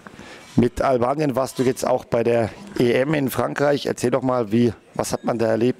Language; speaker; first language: German; native; German